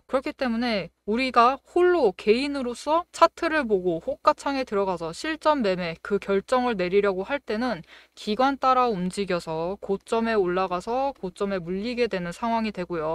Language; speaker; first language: Korean; native; Korean